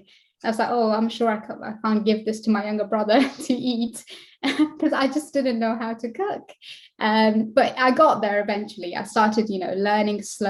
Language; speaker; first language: English; native; English